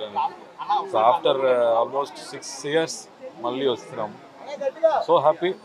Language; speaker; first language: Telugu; non-native, fluent; Tamil